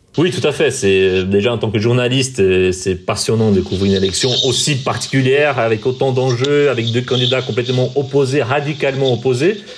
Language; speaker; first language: French; non-native, fluent; Portuguese